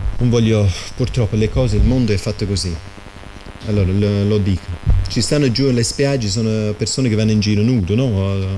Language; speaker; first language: Italian; non-native, fluent; English